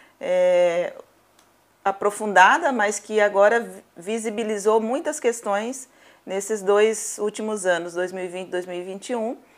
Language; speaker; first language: Portuguese; native; Portuguese